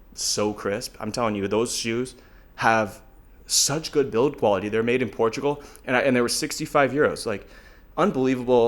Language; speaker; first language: English; native; English